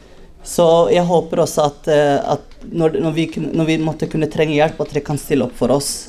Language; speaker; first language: Norwegian; early bilingual, other home language; Somali